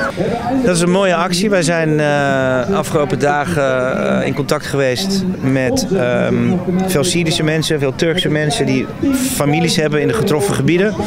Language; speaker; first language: Dutch; native; Dutch